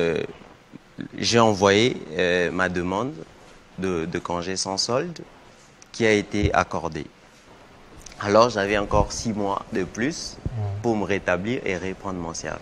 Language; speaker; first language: French; non-native, local second language; Lingala